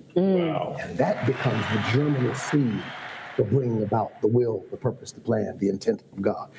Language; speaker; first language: English; native; English